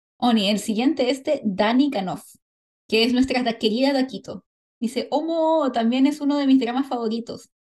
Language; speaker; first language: Spanish; native; Spanish